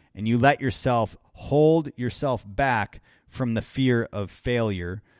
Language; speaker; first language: English; native; English